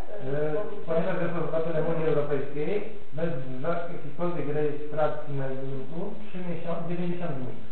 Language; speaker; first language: Polish; native; Polish